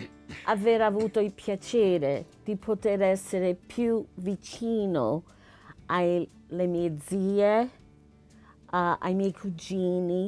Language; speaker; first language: Italian; early bilingual, heritage; Italian